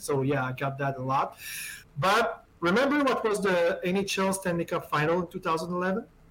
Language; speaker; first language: English; non-native, fluent; French